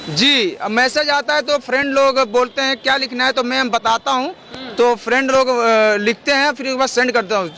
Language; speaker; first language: Hindi; native; Hindi